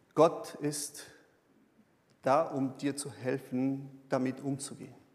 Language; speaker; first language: German; non-native, fluent; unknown